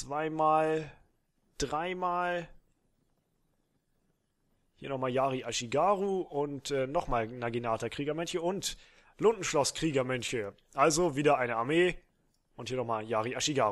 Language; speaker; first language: German; native; German